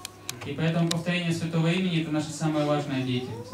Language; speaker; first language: Russian; native; Russian